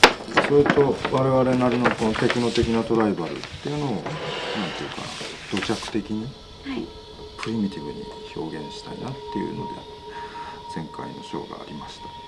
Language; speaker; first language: Japanese; native; Japanese